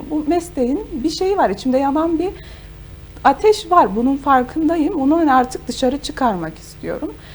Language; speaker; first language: Turkish; native; Turkish